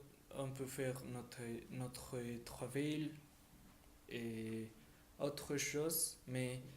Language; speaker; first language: French; non-native, learner; Spanish